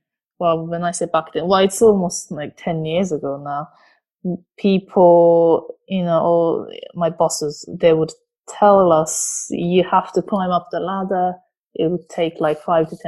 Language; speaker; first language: English; non-native, fluent; Japanese